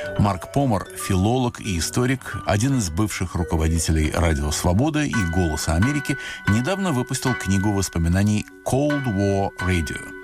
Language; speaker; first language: Russian; native; Russian